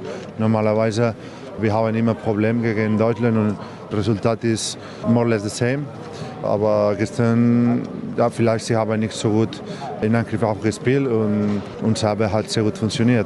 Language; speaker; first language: German; non-native, learner; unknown